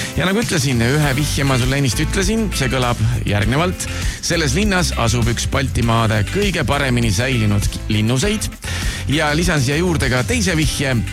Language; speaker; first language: Estonian; native; Estonian